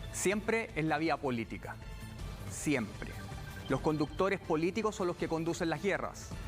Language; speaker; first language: Spanish; native; Spanish